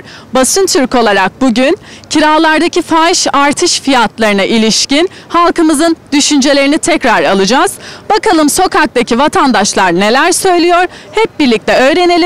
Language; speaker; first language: Turkish; native; Turkish